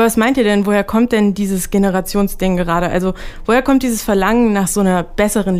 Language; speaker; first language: German; native; German